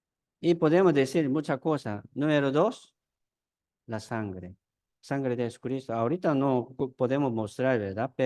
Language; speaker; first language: Spanish; non-native, fluent; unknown